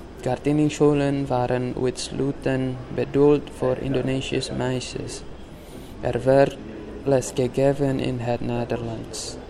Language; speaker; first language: Dutch; non-native, learner; Indonesian